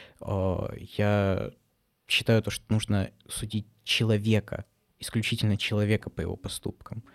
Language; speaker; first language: Russian; native; Russian